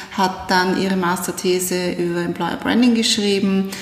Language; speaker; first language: German; native; German